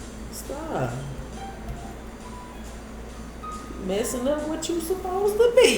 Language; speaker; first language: English; native; English